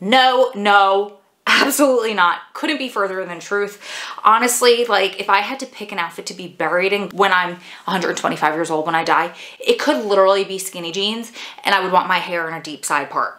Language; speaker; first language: English; native; English